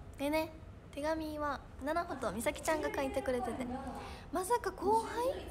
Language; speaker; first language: Japanese; native; Japanese